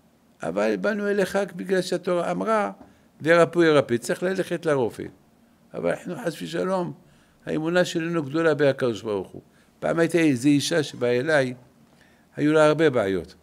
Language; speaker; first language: Hebrew; non-native, fluent; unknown